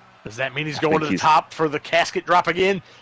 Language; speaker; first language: English; native; English